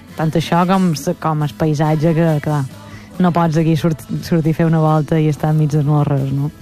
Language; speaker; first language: Catalan; native; Catalan